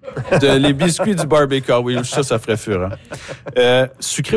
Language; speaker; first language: French; native; French